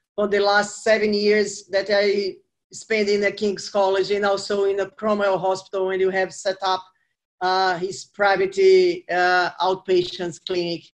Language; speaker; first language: English; non-native, fluent; Portuguese